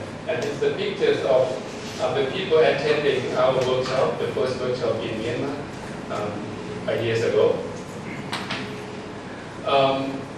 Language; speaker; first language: English; non-native, fluent; Thai